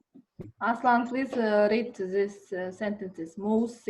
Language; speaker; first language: English; non-native, learner; Kazakh